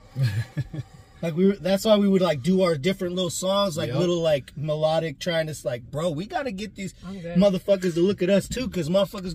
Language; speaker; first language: English; native; English